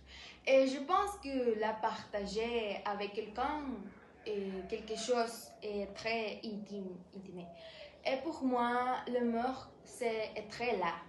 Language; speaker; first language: French; non-native, learner; Spanish